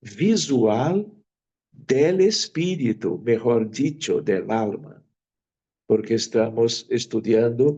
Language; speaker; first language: Spanish; non-native, fluent; Portuguese